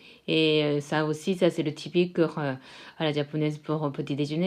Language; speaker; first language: French; non-native, fluent; Japanese